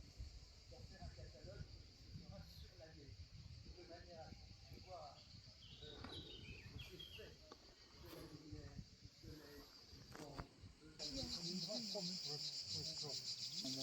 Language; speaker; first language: French; native; French